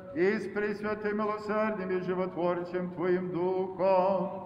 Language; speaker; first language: Ukrainian; early bilingual, heritage; Ukrainian